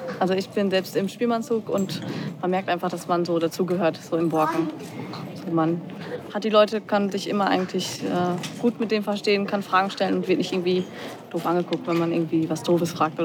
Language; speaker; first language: German; native; German